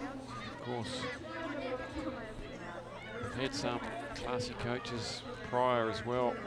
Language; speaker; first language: English; native; English